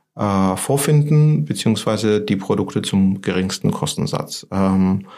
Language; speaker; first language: German; non-native, fluent; Georgian